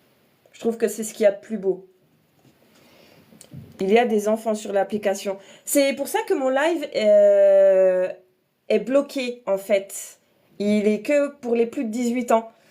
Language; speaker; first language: French; native; French